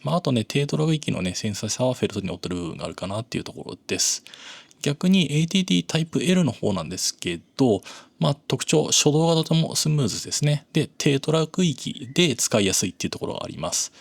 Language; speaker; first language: Japanese; native; Japanese